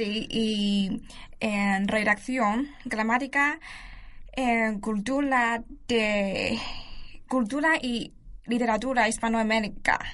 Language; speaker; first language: Spanish; non-native, learner; Chinese